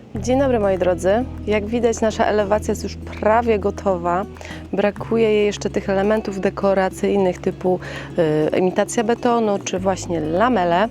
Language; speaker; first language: Polish; native; Polish